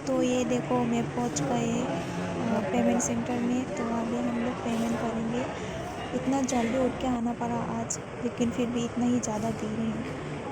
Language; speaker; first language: Hindi; non-native, local second language; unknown